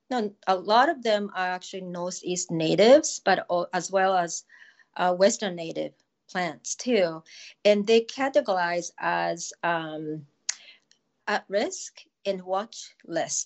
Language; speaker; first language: English; non-native, fluent; Japanese